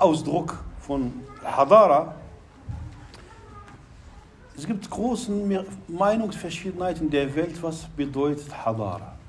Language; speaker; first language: German; non-native, fluent; Arabic